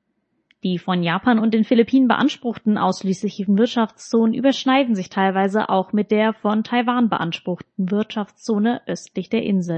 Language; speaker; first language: German; native; German